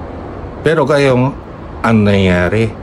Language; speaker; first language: Filipino; non-native, learner; Japanese